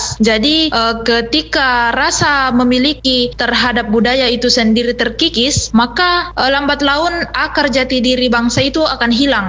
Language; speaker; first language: Indonesian; native; Indonesian